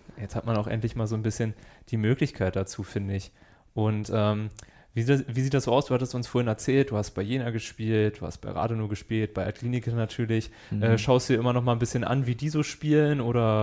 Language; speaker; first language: German; native; German